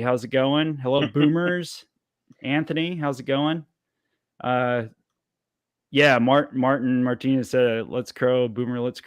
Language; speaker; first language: English; native; English